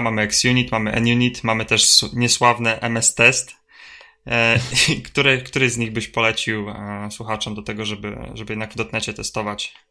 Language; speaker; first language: Polish; native; Polish